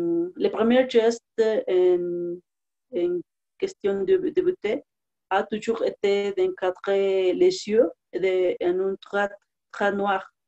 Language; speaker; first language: French; non-native, learner; Spanish